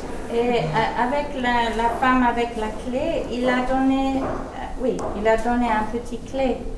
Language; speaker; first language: French; early bilingual, heritage; English